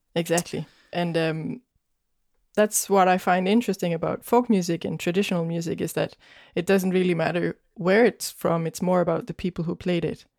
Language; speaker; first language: English; non-native, fluent; Danish